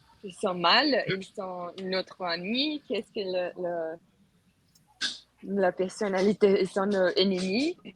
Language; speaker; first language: French; non-native, learner; Spanish